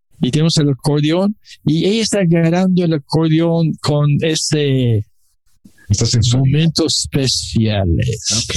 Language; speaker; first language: Spanish; non-native, learner; English